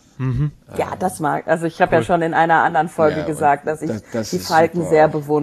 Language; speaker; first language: German; native; German